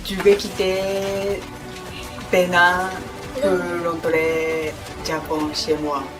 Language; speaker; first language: French; non-native, learner; Japanese